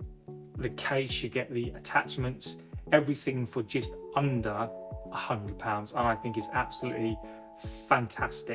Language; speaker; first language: English; native; English